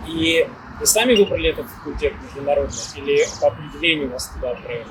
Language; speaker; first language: Russian; native; Russian